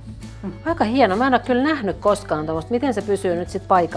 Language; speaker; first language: Finnish; native; Finnish